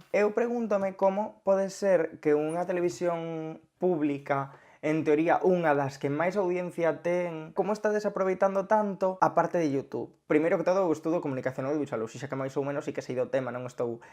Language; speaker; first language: Galician; non-native, local second language; Spanish